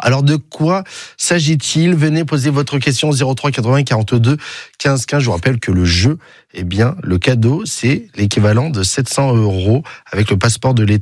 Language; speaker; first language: French; native; French